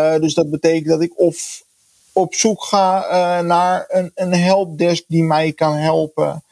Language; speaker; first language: Dutch; native; Dutch